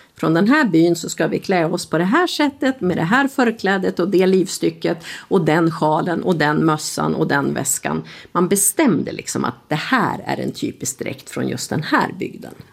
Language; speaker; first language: Swedish; native; Swedish